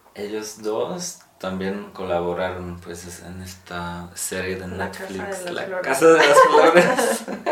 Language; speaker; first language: Spanish; non-native, fluent; Polish